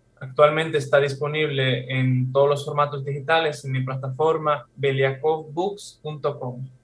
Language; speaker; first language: Spanish; non-native, fluent; Russian